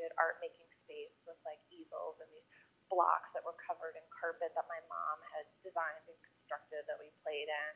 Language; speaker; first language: English; native; English